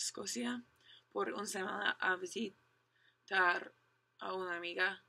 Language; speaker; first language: Spanish; non-native, learner; English